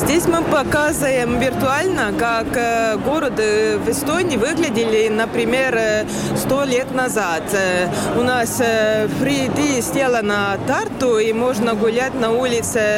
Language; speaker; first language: Russian; non-native, learner; Estonian